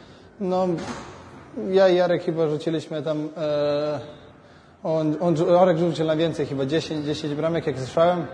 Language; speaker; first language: Polish; non-native, fluent; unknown